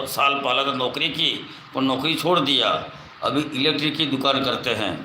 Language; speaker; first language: Hindi; non-native, local second language; Bhili